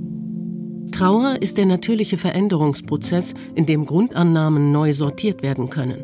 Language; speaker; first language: German; native; German